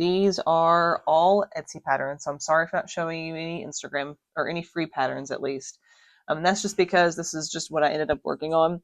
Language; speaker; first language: English; native; English